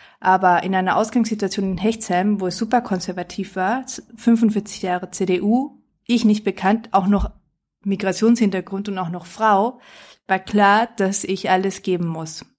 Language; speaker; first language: German; early bilingual, other home language; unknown